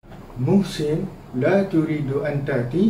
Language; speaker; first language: Arabic; non-native, learner; Malay